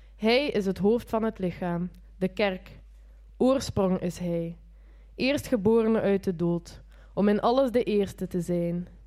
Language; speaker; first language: Dutch; native; Dutch